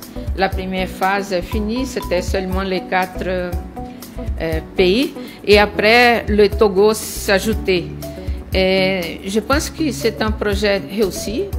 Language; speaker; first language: French; non-native, fluent; Portuguese